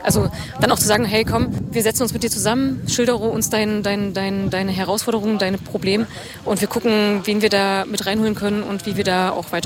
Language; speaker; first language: German; native; German